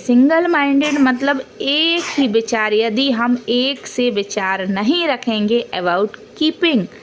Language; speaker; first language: Hindi; native; Hindi